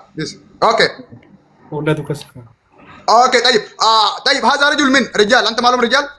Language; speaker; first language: Arabic; non-native, learner; Oromo